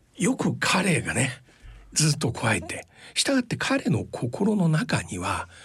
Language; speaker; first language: Japanese; non-native, fluent; Chinese